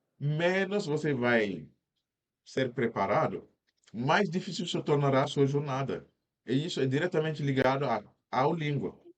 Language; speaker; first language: Portuguese; non-native, fluent; Wolof